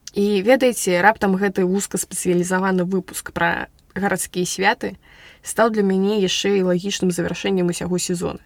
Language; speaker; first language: Belarusian; non-native, local second language; Russian